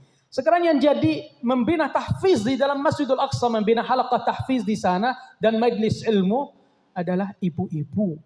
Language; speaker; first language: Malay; non-native, fluent; Arabic